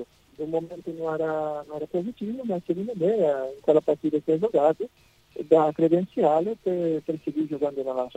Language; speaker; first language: Italian; non-native, learner; Portuguese